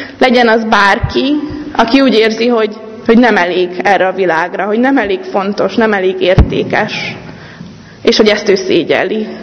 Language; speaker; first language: Hungarian; native; Hungarian